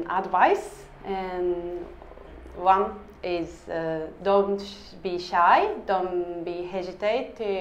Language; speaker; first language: English; non-native, learner; Japanese